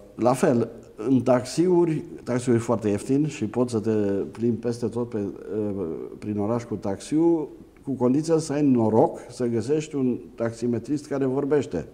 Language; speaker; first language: Romanian; native; Romanian